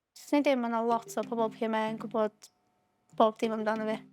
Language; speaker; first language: Welsh; native; Welsh